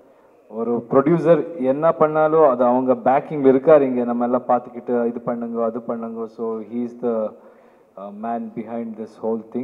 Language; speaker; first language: Tamil; non-native, learner; Kannada